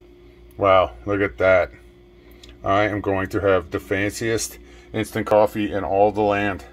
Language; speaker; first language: English; native; English